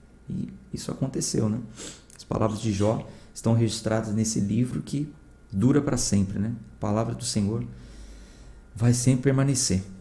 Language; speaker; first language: Portuguese; native; Portuguese